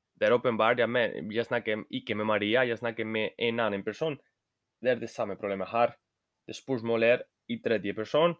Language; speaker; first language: Norwegian; non-native, learner; Spanish